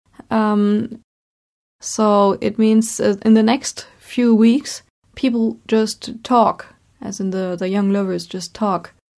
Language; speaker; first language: English; non-native, fluent; German